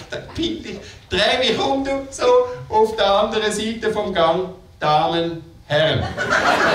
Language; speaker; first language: German; native; German